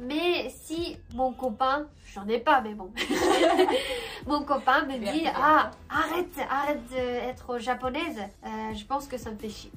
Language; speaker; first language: French; non-native, fluent; Japanese